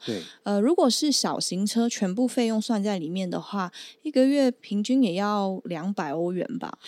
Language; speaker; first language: Chinese; native; Chinese